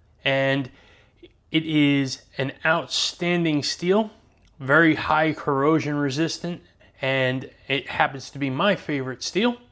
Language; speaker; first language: English; native; English